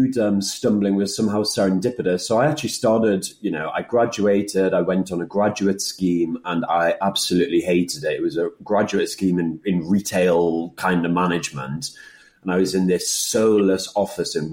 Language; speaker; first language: English; native; English